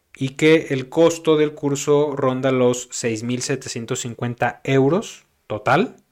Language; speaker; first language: Spanish; native; Spanish